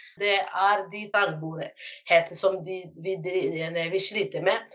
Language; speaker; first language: Norwegian; non-native, fluent; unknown